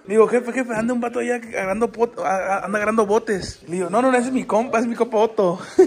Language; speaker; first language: Spanish; early bilingual, heritage; Spanish